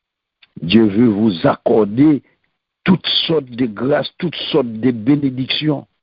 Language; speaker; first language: French; non-native, local second language; Haitian Creole